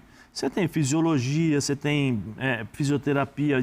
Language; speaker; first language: Portuguese; native; Portuguese